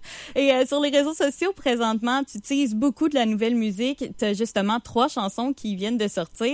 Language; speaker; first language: French; native; French